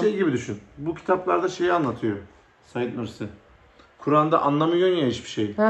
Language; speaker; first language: Turkish; native; Turkish